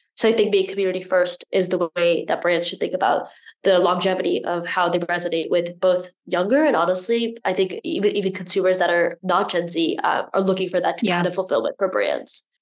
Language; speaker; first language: English; early bilingual, other home language; Urdu